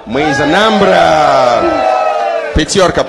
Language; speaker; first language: Russian; non-native, fluent; Igbo